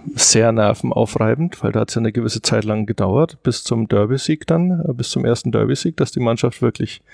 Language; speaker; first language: German; native; German